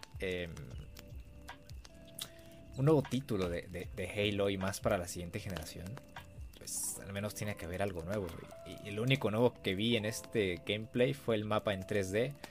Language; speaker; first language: Spanish; native; Spanish